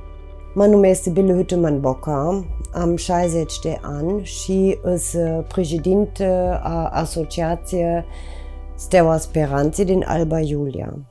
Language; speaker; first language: Romanian; non-native, fluent; German